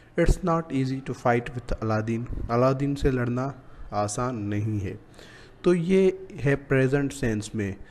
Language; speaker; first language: Urdu; native; Urdu